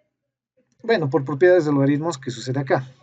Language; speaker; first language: Spanish; native; Spanish